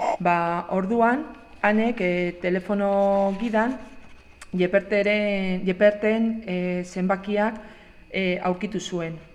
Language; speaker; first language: Basque; non-native, local second language; Spanish